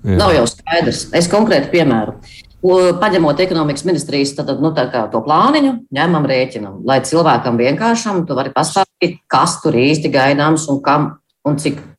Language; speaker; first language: Latvian; native; Latvian